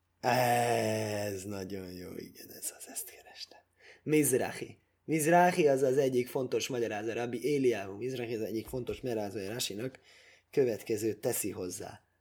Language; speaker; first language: Hungarian; early bilingual, heritage; Hungarian